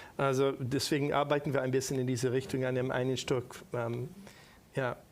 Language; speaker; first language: German; non-native, fluent; English